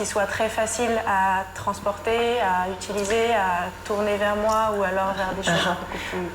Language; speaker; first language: French; non-native, fluent; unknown